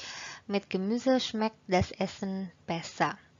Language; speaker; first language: German; non-native, fluent; Indonesian